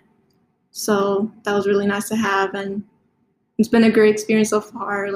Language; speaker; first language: English; native; English